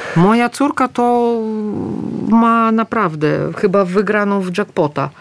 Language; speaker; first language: Polish; non-native, fluent; Russian